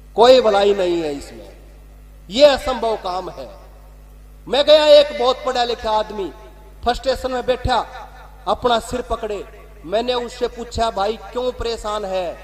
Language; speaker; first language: Hindi; non-native, local second language; Haryanvi